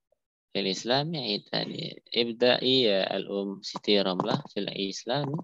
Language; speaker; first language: Arabic; non-native, fluent; Indonesian